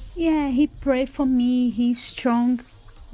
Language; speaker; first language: English; non-native, learner; Portuguese